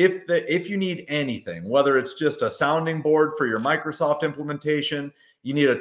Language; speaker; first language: English; native; English